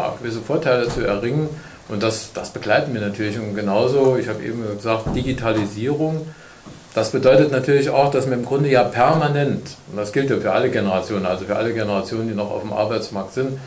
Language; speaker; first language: German; native; German